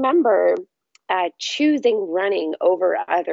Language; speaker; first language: English; native; English